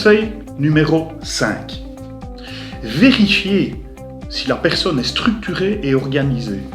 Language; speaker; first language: French; native; French